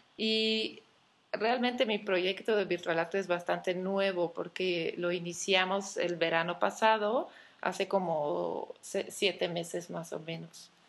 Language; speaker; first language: Spanish; non-native, fluent; Dutch